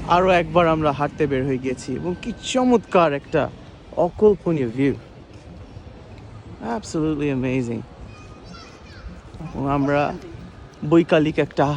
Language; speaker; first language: Bangla; native; Bangla